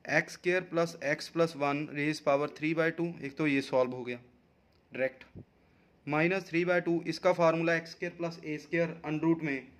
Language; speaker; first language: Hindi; non-native, local second language; Punjabi